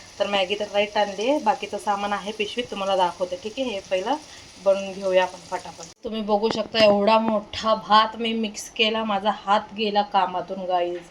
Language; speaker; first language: Marathi; non-native, local second language; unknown